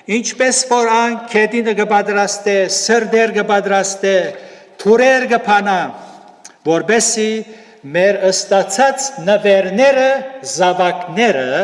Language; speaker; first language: Armenian; native; Armenian